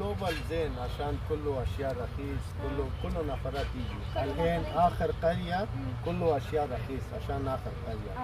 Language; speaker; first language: Arabic; non-native, learner; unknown